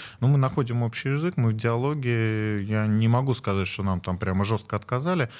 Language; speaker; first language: Russian; native; Russian